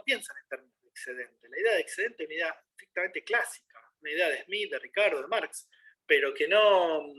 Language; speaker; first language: Spanish; native; Spanish